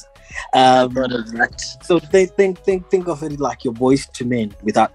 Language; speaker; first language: English; non-native, local second language; Shona